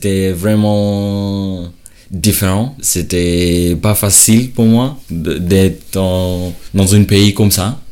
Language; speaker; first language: French; non-native, learner; Shona